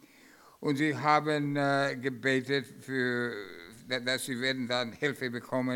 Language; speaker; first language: German; non-native, fluent; English